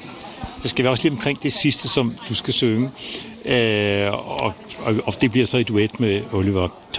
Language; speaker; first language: Danish; native; Danish